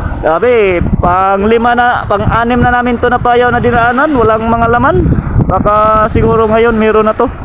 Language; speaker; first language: Filipino; non-native, local second language; Cebuano